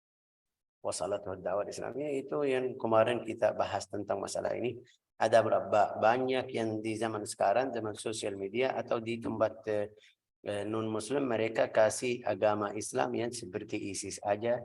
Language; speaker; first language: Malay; non-native, fluent; Arabic